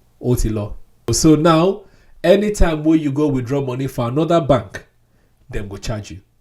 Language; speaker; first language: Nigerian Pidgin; non-native, local second language; Yoruba